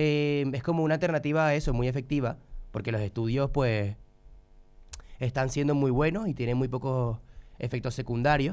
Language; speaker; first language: Spanish; native; Spanish